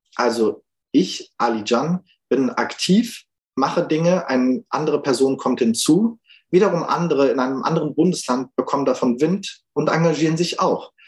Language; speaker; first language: German; early bilingual, other home language; Turkish